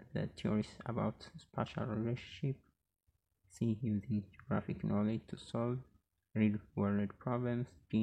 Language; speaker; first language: English; non-native, local second language; Amharic